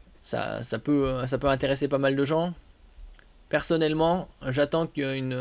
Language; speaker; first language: French; native; French